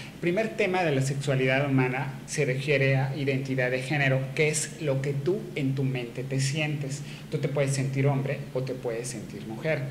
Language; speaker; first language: Spanish; native; Spanish